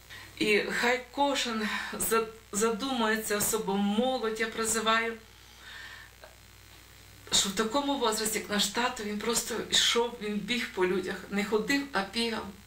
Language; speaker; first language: Ukrainian; native; Ukrainian